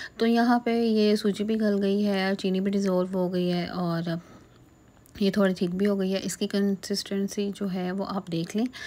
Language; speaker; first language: Urdu; native; Urdu